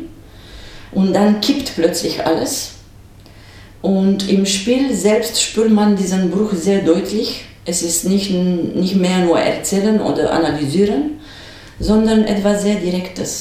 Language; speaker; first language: German; non-native, fluent; Romanian